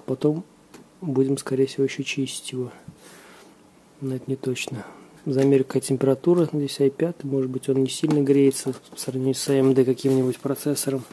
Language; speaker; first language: Russian; native; Russian